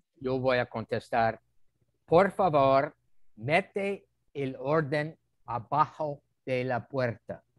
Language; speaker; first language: Spanish; non-native, fluent; English